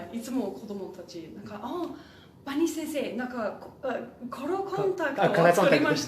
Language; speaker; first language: Japanese; non-native, learner; English